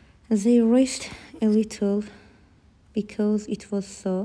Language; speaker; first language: English; non-native, fluent; Azerbaijani